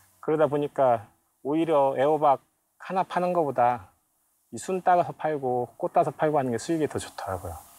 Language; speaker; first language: Korean; native; Korean